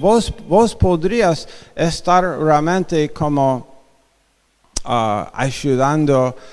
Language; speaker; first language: Spanish; non-native, fluent; English